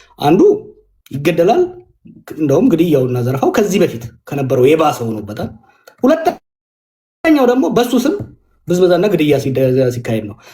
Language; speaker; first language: Amharic; non-native, local second language; Oromo